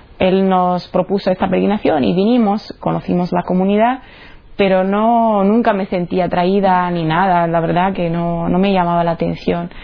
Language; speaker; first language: Spanish; non-native, fluent; Italian